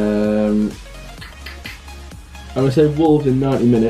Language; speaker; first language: English; native; English